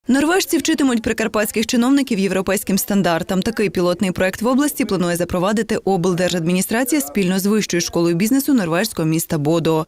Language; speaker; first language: Ukrainian; native; Ukrainian